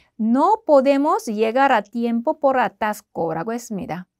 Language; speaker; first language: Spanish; non-native, fluent; Korean